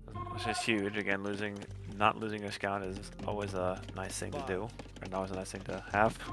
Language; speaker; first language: English; native; English